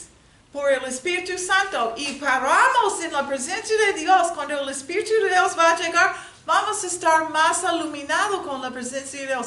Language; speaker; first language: Spanish; non-native, learner; English